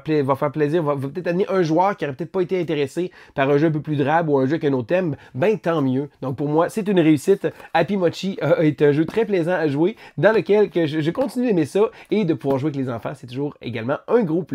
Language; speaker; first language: French; native; French